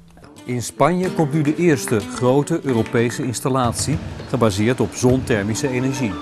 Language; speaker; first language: Dutch; native; Dutch